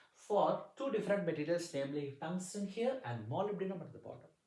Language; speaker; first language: English; non-native, local second language; Tamil